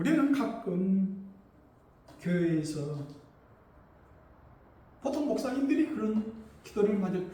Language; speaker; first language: Korean; native; Korean